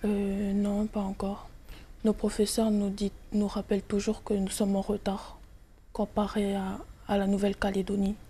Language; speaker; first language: French; non-native, local second language; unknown